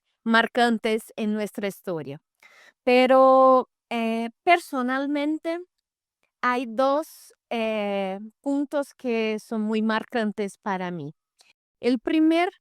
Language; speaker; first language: Spanish; non-native, fluent; Portuguese